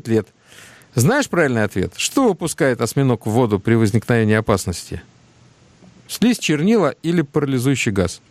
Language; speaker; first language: Russian; native; Russian